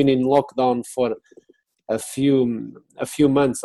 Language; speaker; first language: English; non-native, fluent; Portuguese